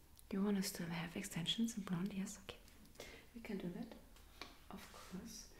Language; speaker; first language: English; non-native, fluent; German